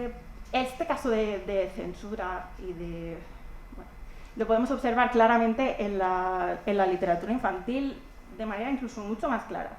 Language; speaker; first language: Spanish; native; Spanish